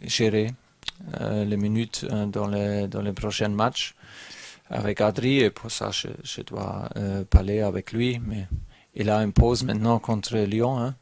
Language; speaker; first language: French; non-native, learner; German